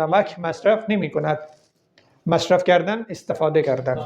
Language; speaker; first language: Persian; non-native, fluent; Urdu